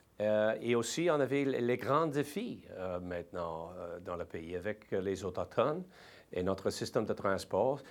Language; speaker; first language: French; non-native, learner; English